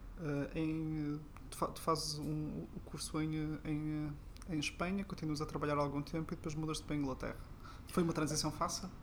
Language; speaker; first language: Portuguese; native; Portuguese